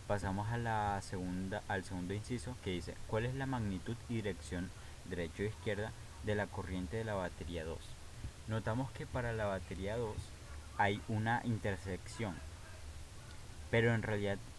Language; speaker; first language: Spanish; native; Spanish